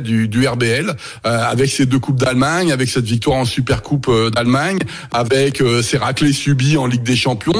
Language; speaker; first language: French; native; French